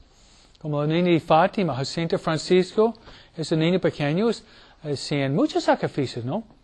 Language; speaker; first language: Spanish; non-native, fluent; English